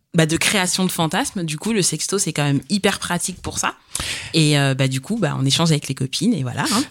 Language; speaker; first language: French; native; French